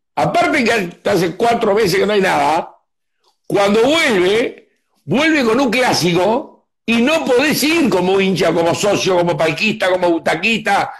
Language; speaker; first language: Spanish; native; Spanish